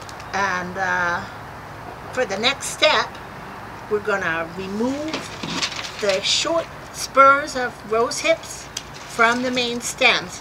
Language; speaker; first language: English; native; English